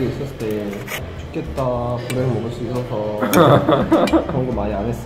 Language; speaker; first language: Korean; non-native, fluent; Bosnian